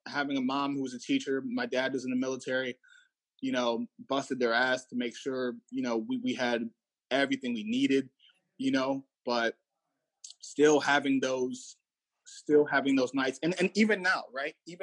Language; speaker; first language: English; native; English